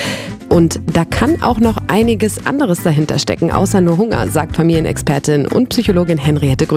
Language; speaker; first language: German; native; German